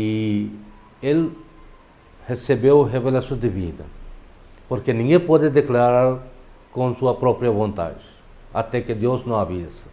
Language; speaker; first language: Portuguese; non-native, fluent; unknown